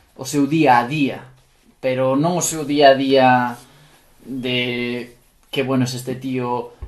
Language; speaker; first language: Spanish; non-native, local second language; Galician